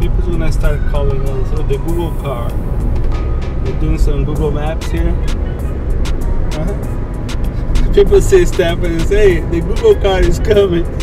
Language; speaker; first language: English; non-native, fluent; Portuguese